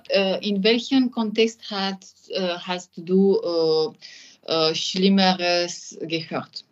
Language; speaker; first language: German; non-native, learner; French